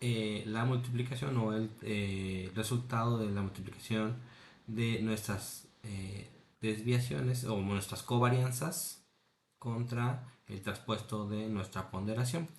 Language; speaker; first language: Spanish; native; Spanish